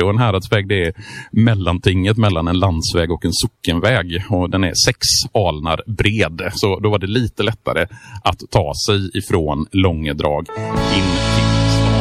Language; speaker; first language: Swedish; native; Swedish